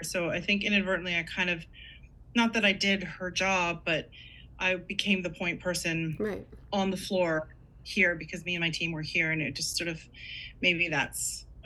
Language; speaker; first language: English; native; English